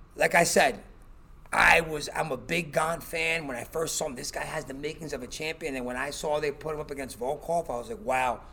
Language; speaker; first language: English; native; English